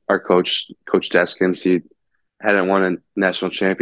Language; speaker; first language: English; native; English